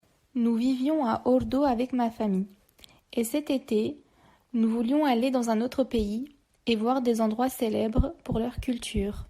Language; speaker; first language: French; non-native, learner; Turkish